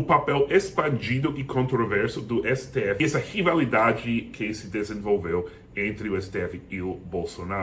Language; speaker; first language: Portuguese; non-native, fluent; English